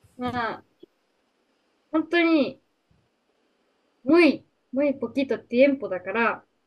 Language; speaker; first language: Spanish; non-native, learner; Japanese